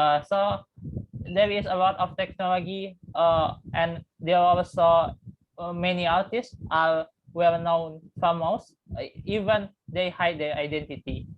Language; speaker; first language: English; non-native, learner; Indonesian